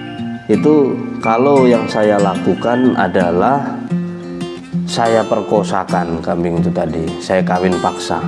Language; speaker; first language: Indonesian; non-native, local second language; Javanese